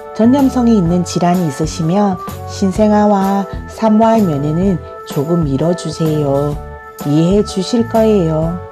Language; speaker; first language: Korean; native; Korean